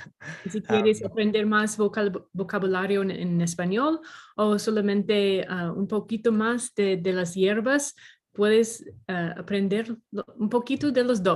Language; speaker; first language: Spanish; non-native, learner; English